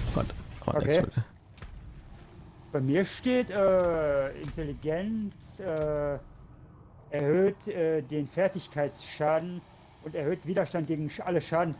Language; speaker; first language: German; native; German